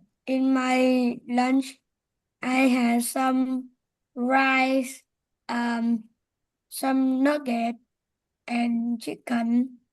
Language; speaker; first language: English; non-native, learner; Vietnamese